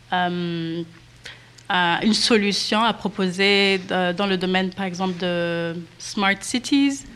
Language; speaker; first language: French; non-native, local second language; Kinyarwanda